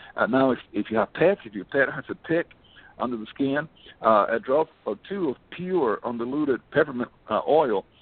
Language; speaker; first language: English; early bilingual, other home language; Spanish